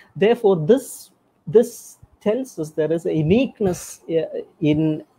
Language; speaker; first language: English; non-native, local second language; Tamil